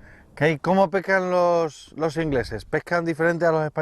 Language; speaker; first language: Spanish; native; Spanish